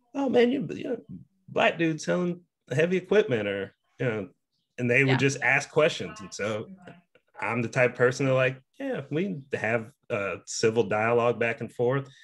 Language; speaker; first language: English; native; English